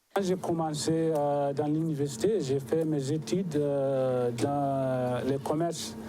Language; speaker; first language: French; non-native, learner; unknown